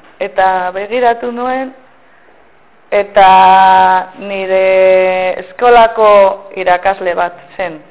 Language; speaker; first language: Basque; non-native, local second language; Spanish